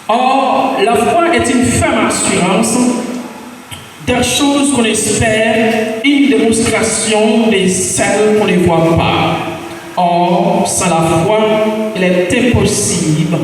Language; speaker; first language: French; non-native, local second language; Haitian Creole